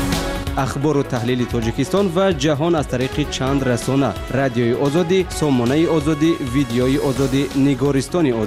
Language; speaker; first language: Persian; native; Persian